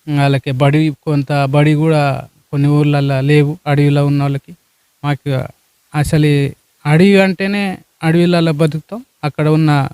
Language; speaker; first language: Telugu; non-native, local second language; Koya